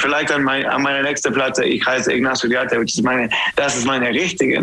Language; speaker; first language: German; non-native, fluent; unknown